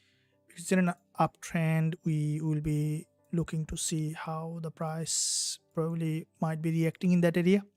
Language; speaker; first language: English; non-native, fluent; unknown